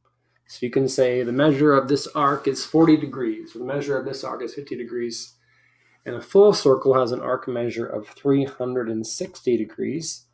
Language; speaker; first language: English; native; English